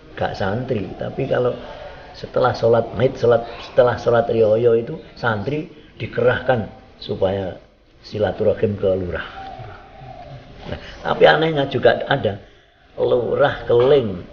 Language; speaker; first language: Indonesian; non-native, local second language; Javanese